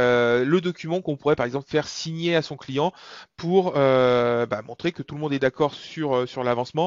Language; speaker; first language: French; native; French